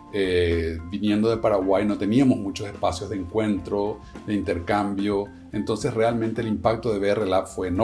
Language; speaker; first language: Spanish; native; Spanish